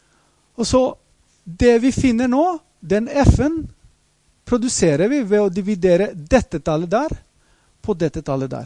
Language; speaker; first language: Norwegian; non-native, fluent; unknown